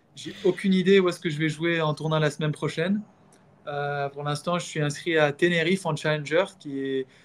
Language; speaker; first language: French; non-native, local second language; Arabic